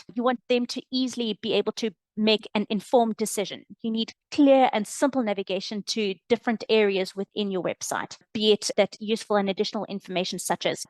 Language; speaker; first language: English; native; English